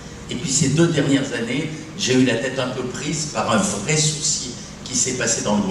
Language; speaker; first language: French; native; French